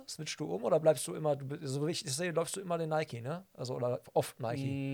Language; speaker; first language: German; native; German